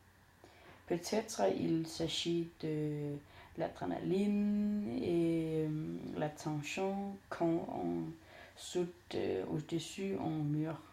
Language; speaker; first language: French; non-native, learner; Danish